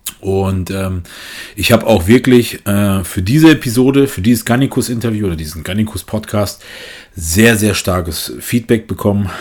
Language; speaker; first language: German; native; German